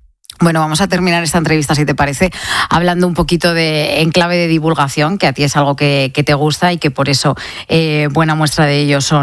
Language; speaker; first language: Spanish; native; Spanish